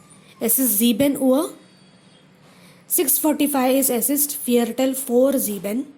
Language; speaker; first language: German; non-native, fluent; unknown